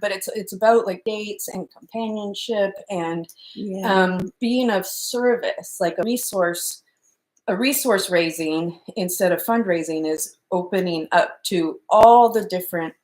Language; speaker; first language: English; native; English